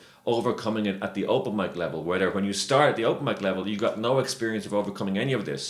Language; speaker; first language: English; native; English